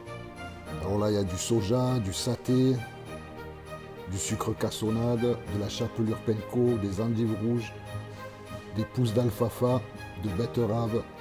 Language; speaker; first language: French; native; French